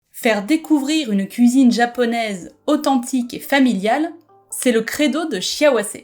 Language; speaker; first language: French; native; French